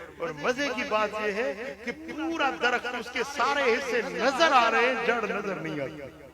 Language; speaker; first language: Urdu; non-native, local second language; Sindhi